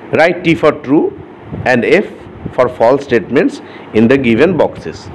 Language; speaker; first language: English; non-native, local second language; Bangla